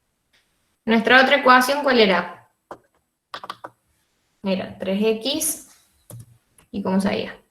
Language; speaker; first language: Spanish; native; Spanish